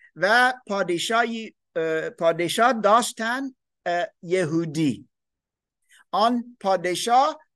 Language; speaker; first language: Persian; non-native, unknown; German